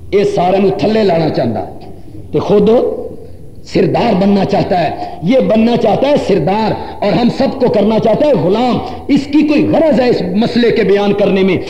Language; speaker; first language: Urdu; non-native, local second language; Punjabi